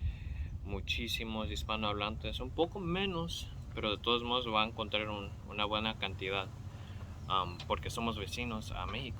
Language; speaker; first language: Spanish; early bilingual, heritage; Spanish